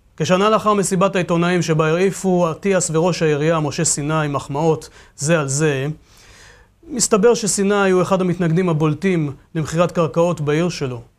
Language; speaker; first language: Hebrew; native; Hebrew